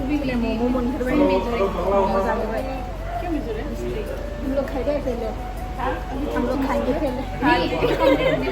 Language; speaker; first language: Hindi; non-native, local second language; Bodo